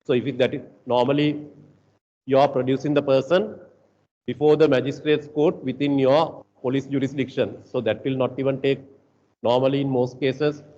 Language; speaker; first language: English; non-native, local second language; Sinhala